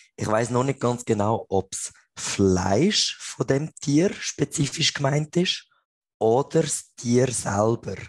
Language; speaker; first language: German; native; German